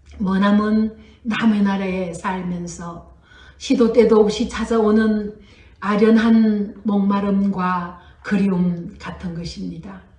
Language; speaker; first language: Korean; native; Korean